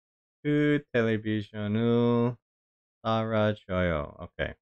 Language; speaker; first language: Korean; non-native, learner; English